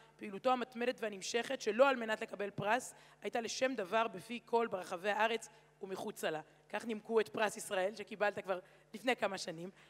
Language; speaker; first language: Hebrew; native; Hebrew